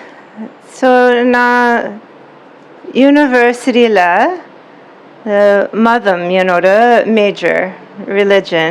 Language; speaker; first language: Tamil; non-native, learner; English